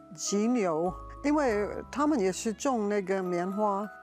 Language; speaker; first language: Chinese; non-native, fluent; English